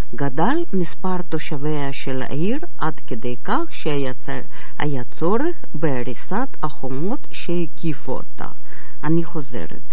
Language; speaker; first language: Hebrew; non-native, fluent; Russian